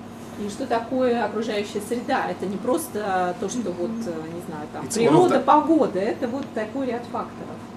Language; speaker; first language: Russian; native; Russian